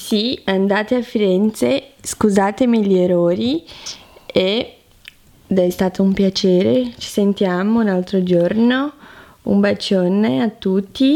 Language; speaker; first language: Italian; non-native, fluent; Portuguese